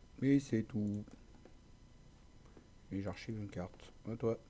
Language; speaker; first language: French; native; French